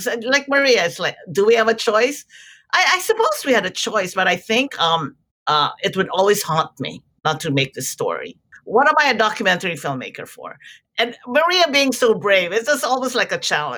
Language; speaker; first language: English; non-native, local second language; Filipino